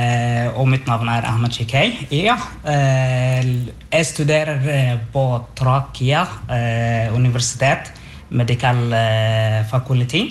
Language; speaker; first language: Norwegian; non-native, fluent; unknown